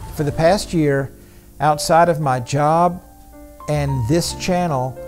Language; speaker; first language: English; native; English